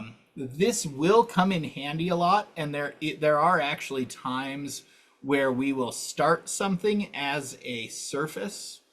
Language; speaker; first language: English; native; English